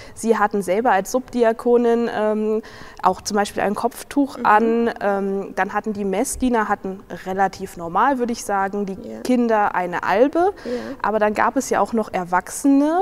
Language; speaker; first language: German; native; German